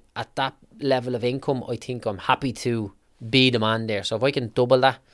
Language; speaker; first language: English; native; English